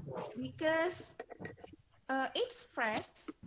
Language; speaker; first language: English; non-native, fluent; Indonesian